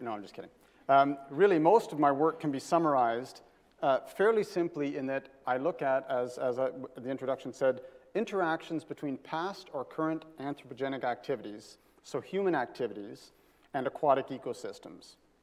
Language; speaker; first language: English; native; English